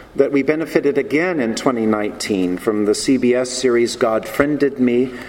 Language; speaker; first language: English; native; English